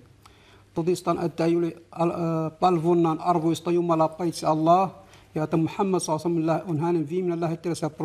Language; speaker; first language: Finnish; non-native, fluent; Arabic